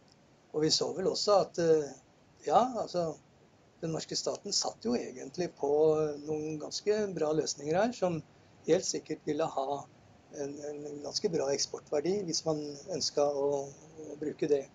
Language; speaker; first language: Norwegian; native; Norwegian